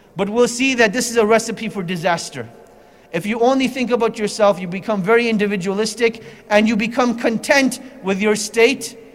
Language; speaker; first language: English; native; English